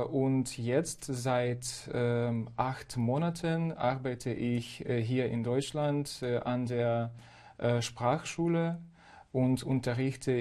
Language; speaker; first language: German; non-native, fluent; Ukrainian